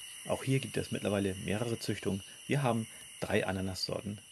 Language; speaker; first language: German; native; German